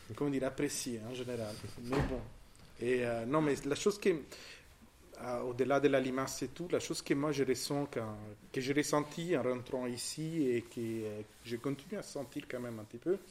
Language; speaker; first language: French; non-native, fluent; Italian